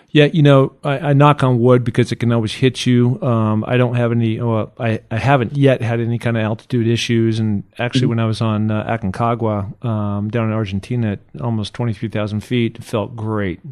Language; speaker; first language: English; native; English